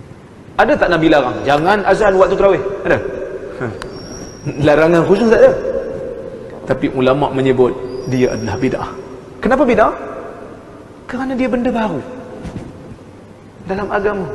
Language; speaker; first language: Malay; native; Malay